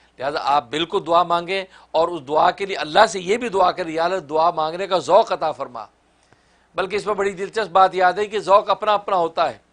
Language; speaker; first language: Urdu; native; Urdu